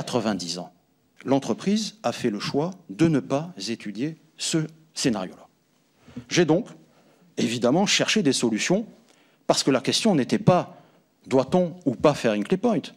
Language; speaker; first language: French; native; French